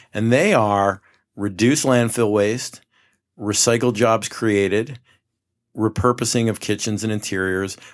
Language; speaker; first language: English; native; English